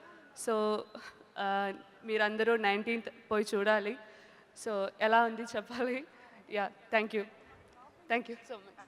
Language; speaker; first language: Telugu; non-native, learner; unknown